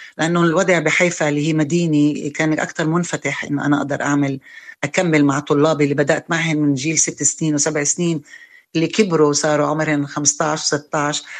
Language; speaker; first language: Arabic; native; Arabic